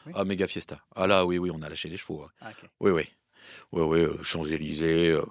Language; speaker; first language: French; native; French